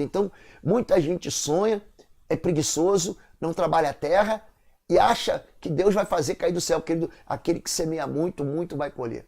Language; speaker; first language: Portuguese; native; Portuguese